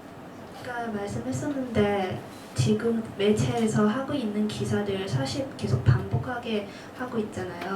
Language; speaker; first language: Korean; non-native, fluent; Cantonese